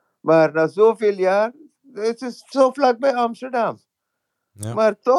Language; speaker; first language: Dutch; non-native, fluent; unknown